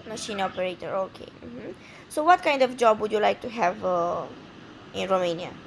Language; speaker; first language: English; non-native, fluent; Romanian